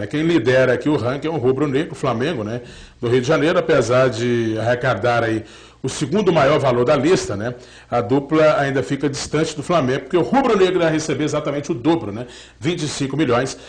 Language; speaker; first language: Portuguese; native; Portuguese